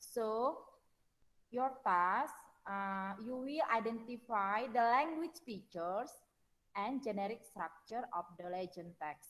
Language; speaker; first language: English; non-native, learner; Indonesian